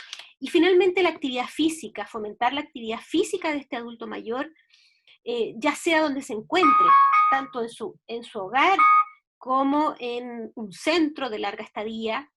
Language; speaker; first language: Spanish; native; Spanish